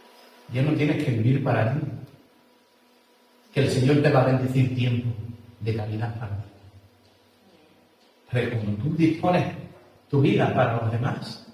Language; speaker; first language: Spanish; native; Spanish